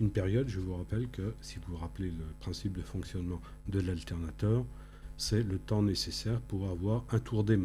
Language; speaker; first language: French; native; French